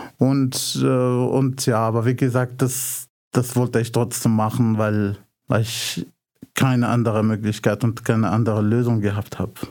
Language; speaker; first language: German; non-native, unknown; Arabic